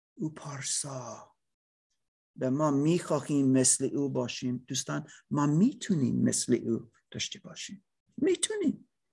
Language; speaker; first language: Persian; non-native, learner; English